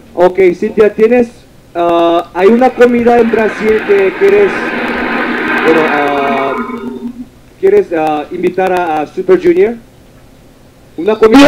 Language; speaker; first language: Spanish; non-native, learner; Korean